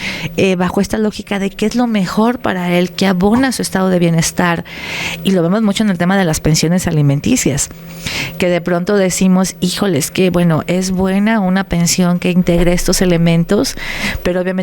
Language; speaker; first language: Spanish; native; Spanish